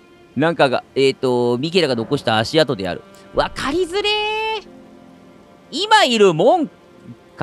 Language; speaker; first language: Japanese; native; Japanese